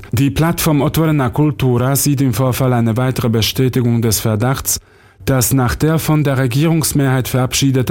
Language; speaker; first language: German; non-native, fluent; Slovak